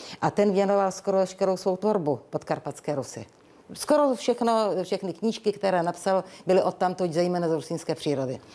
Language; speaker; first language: Czech; early bilingual, other home language; Rusyn